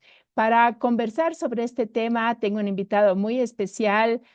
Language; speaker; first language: Spanish; native; Spanish